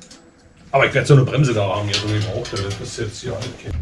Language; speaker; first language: German; native; German